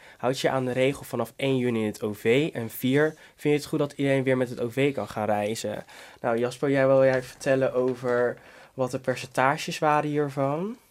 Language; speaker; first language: Dutch; native; Dutch